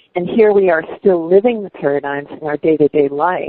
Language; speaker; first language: English; native; English